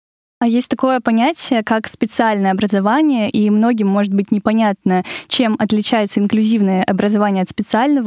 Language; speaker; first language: Russian; native; Russian